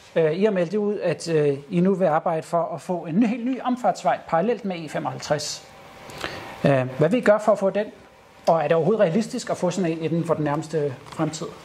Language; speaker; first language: Danish; native; Danish